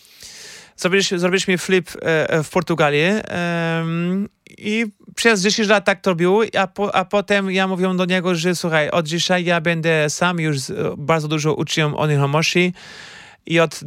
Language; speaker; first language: Polish; non-native, fluent; Portuguese